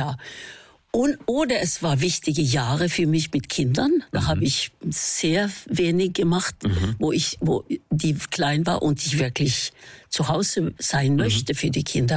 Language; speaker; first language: German; non-native, fluent; Norwegian